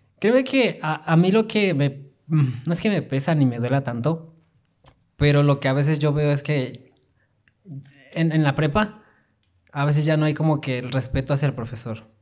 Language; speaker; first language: Spanish; native; Spanish